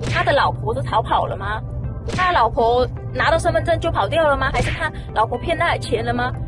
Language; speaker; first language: Chinese; non-native, fluent; Vietnamese